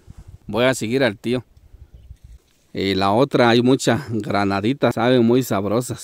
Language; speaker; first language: Spanish; native; Spanish